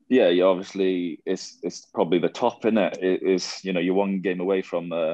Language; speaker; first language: English; native; English